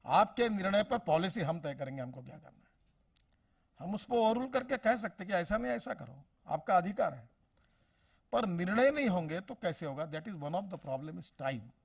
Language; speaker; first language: Hindi; non-native, local second language; Marathi